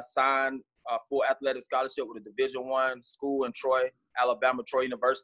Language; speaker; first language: English; native; English